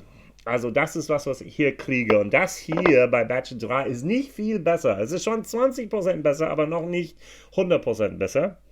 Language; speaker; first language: German; non-native, fluent; English